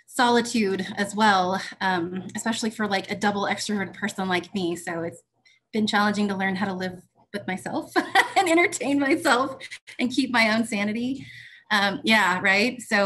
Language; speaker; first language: English; native; English